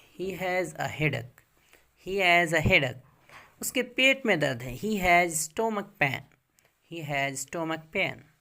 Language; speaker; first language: Urdu; native; Urdu